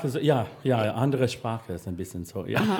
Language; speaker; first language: German; non-native, learner; English